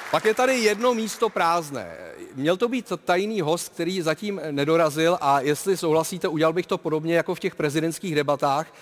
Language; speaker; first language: Czech; native; Czech